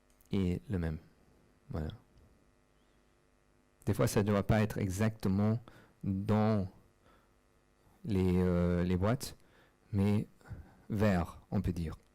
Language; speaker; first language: French; non-native, fluent; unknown